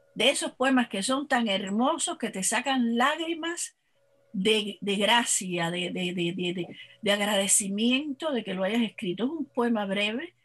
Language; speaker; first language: Spanish; native; Spanish